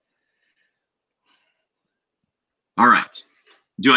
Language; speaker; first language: English; native; English